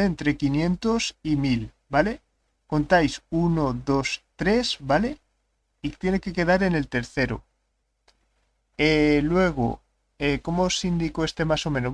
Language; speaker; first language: Spanish; native; Spanish